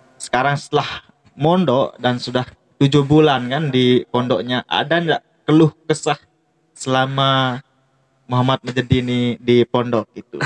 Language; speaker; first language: Indonesian; non-native, local second language; Sasak